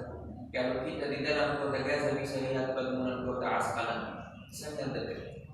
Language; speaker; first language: Indonesian; non-native, learner; Arabic